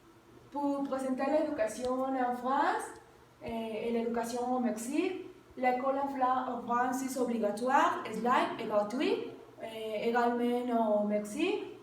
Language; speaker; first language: French; non-native, learner; Spanish